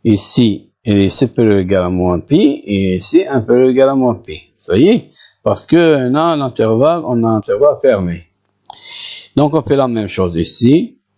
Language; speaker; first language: French; non-native, local second language; Arabic